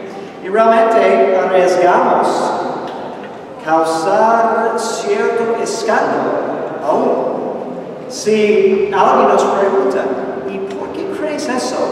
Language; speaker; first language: Spanish; non-native, fluent; English